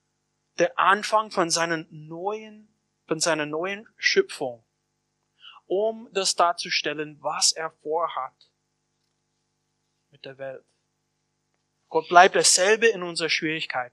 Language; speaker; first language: German; non-native, fluent; English